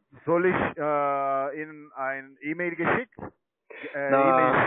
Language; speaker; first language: German; non-native, learner; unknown